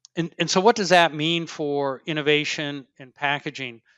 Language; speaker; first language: English; native; English